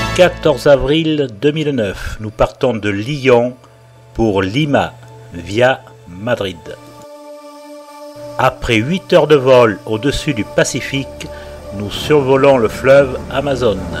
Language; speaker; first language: French; native; French